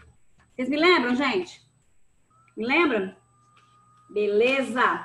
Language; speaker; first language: Portuguese; native; Portuguese